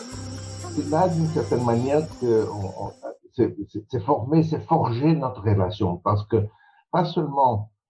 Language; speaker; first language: French; non-native, fluent; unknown